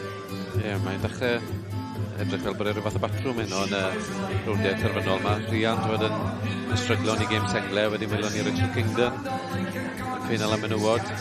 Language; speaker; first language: Welsh; native; Welsh